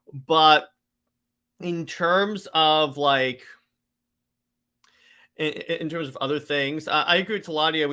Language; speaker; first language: English; native; English